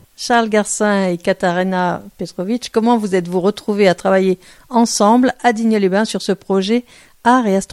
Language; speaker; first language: French; native; French